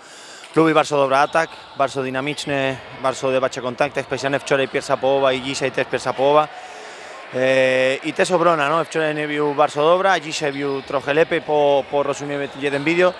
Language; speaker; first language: Polish; non-native, learner; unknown